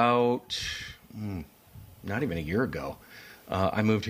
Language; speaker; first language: English; native; English